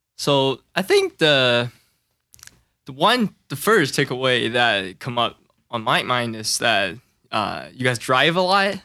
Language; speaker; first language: English; non-native, learner; Chinese